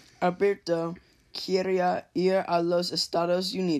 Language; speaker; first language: Spanish; non-native, learner; English